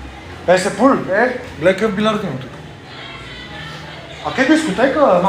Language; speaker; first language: Spanish; non-native, learner; Bulgarian